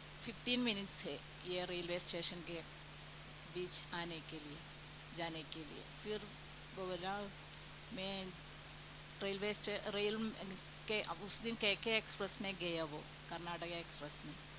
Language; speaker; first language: Hindi; non-native, local second language; Malayalam